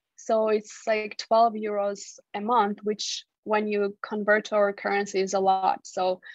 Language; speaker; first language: English; non-native, fluent; Georgian